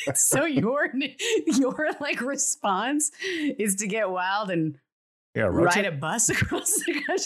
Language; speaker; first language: English; native; English